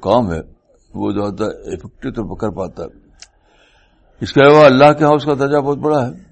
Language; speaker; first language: Urdu; native; Urdu